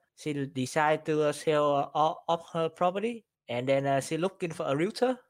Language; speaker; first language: English; non-native, learner; Vietnamese